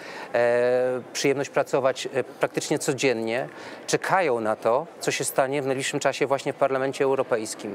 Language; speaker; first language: Polish; native; Polish